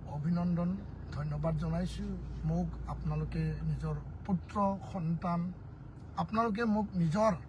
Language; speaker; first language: Assamese; non-native, local second language; Bodo